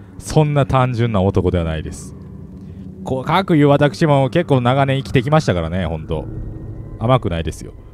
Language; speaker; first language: Japanese; native; Japanese